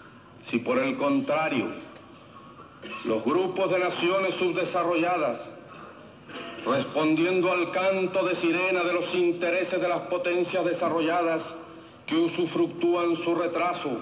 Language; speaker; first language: Spanish; native; Spanish